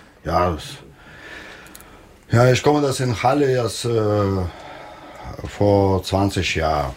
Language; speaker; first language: German; non-native, learner; Russian